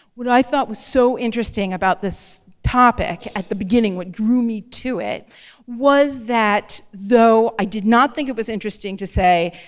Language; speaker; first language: English; native; English